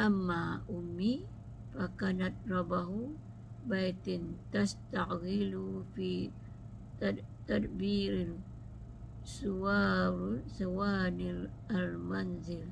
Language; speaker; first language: Arabic; non-native, learner; Malay